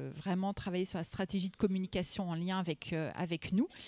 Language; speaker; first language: French; native; French